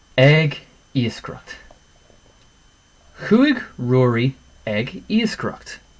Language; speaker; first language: Irish; non-native, local second language; English